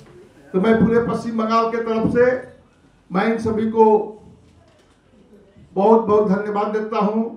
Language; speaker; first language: Hindi; native; Hindi